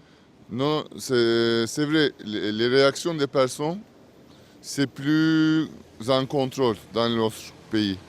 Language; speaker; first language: French; non-native, learner; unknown